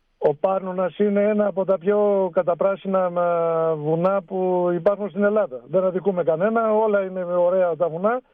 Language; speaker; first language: Greek; native; Greek